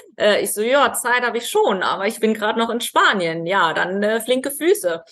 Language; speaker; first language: German; native; German